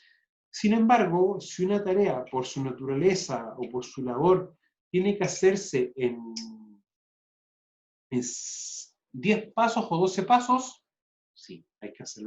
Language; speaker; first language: Spanish; native; Spanish